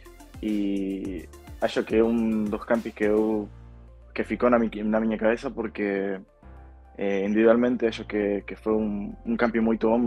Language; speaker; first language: Portuguese; non-native, fluent; Spanish